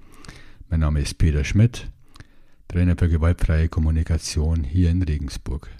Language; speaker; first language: German; native; German